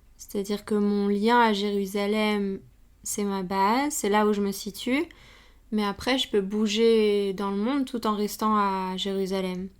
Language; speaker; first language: French; native; French